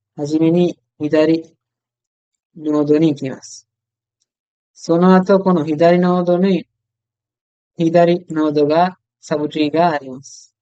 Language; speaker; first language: Japanese; non-native, fluent; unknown